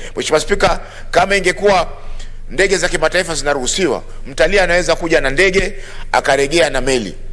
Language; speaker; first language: Swahili; native; Swahili